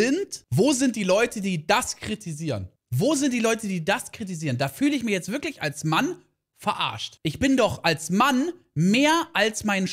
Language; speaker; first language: German; native; German